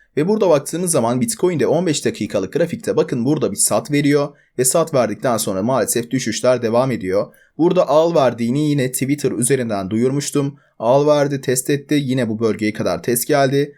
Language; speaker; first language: Turkish; native; Turkish